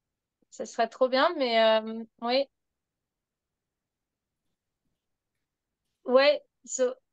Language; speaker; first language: French; non-native, fluent; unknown